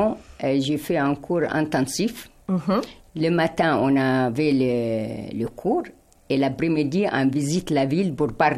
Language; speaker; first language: French; non-native, fluent; Arabic